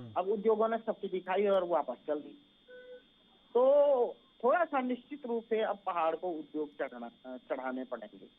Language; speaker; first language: Hindi; native; Hindi